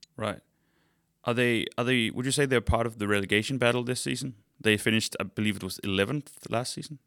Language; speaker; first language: English; non-native, fluent; Danish